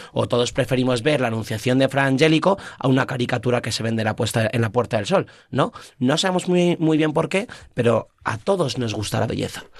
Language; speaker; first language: Spanish; native; Spanish